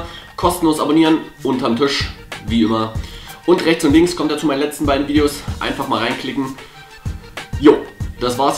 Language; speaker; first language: German; native; German